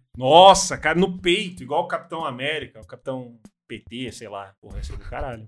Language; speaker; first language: Portuguese; native; Portuguese